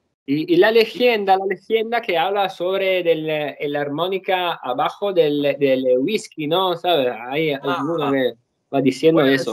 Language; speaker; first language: Spanish; non-native, learner; Italian